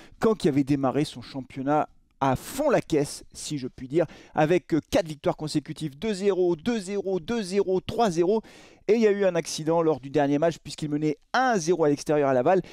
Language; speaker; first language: French; native; French